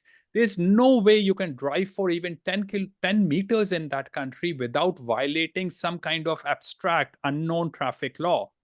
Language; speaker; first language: English; non-native, fluent; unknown